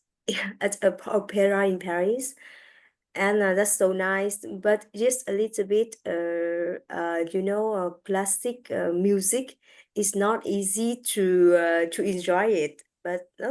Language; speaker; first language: English; non-native, learner; French